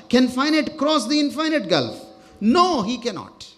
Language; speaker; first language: English; non-native, local second language; Telugu